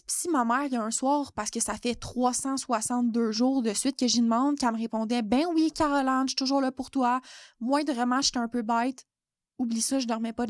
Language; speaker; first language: French; native; French